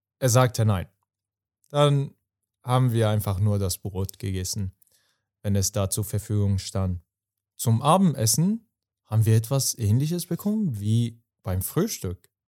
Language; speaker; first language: German; non-native, fluent; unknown